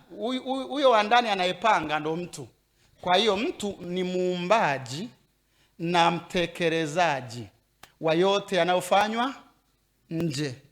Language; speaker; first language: Swahili; native; Swahili